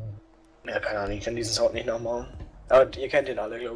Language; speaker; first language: German; native; German